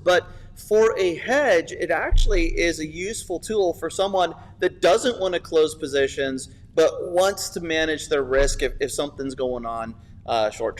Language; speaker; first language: English; native; English